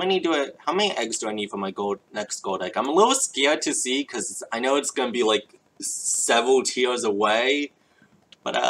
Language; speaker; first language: English; native; English